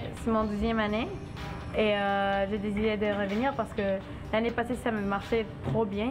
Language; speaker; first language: French; non-native, learner; English